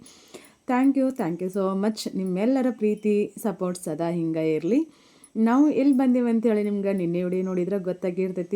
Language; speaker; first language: Kannada; native; Kannada